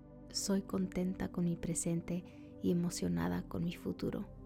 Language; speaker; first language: Spanish; early bilingual, heritage; Spanish